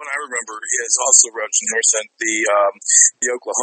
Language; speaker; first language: English; native; English